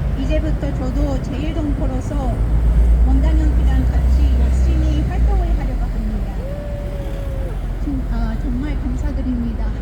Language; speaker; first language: Korean; early bilingual, heritage; Japanese